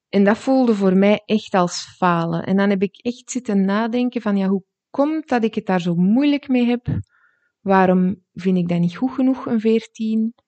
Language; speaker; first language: Dutch; native; Dutch